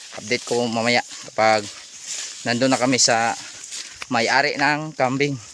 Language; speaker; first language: Filipino; non-native, local second language; Cebuano